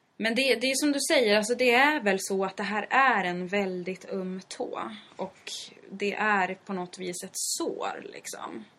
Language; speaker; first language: Swedish; native; Swedish